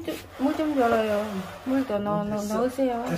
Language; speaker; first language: Korean; non-native, learner; Vietnamese